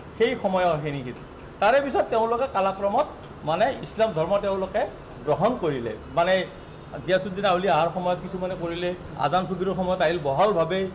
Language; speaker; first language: Assamese; native; Assamese